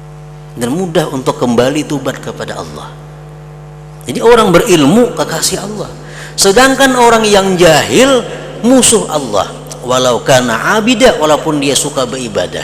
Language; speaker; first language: Indonesian; non-native, local second language; Banjar